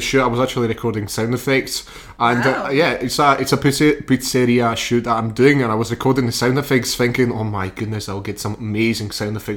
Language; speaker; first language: English; early bilingual, other home language; Slovak